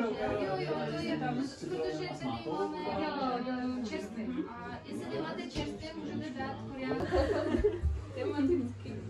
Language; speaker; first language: Czech; non-native, learner; Kara-Kalpak